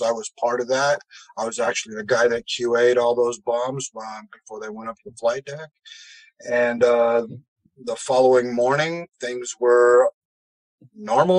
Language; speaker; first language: English; native; English